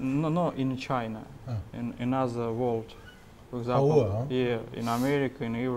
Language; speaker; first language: English; non-native, learner; Russian